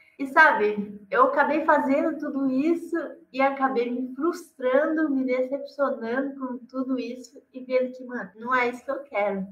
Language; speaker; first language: Portuguese; native; Portuguese